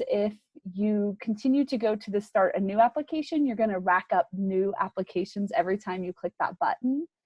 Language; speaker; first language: English; native; English